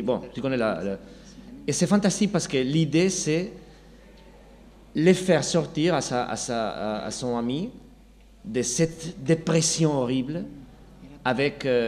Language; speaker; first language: French; non-native, learner; Spanish